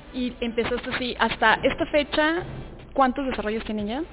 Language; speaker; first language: Spanish; native; Spanish